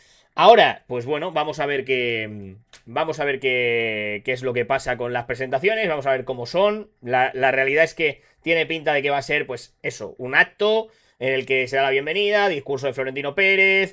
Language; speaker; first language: Spanish; native; Spanish